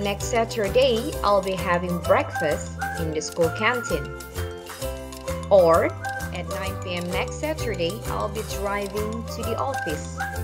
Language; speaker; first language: English; non-native, fluent; Indonesian